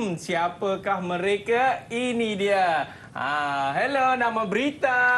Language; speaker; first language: Malay; native; Malay